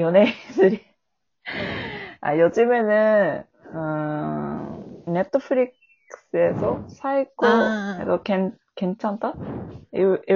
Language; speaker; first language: Korean; non-native, learner; Japanese